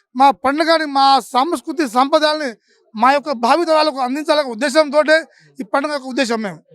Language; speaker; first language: Telugu; non-native, local second language; Lambadi